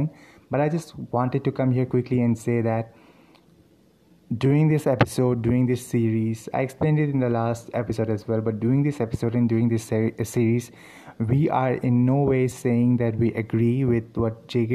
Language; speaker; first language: English; non-native, local second language; Assamese